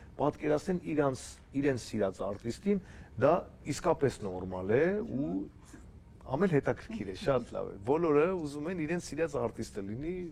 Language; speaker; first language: Armenian; native; Armenian